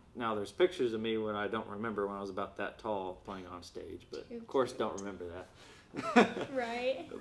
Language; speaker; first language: English; native; English